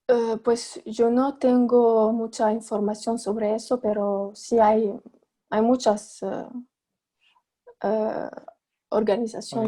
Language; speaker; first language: Spanish; non-native, fluent; Arabic